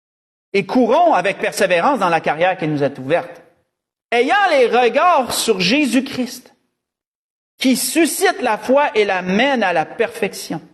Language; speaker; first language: French; native; French